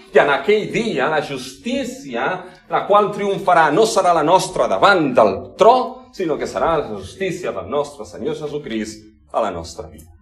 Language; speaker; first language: Catalan; non-native, local second language; Spanish